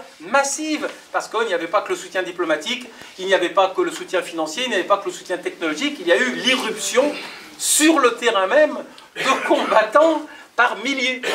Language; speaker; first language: French; native; French